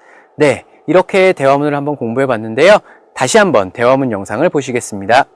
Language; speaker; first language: Korean; native; Korean